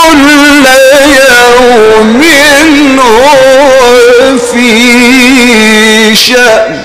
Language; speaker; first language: Arabic; native; Arabic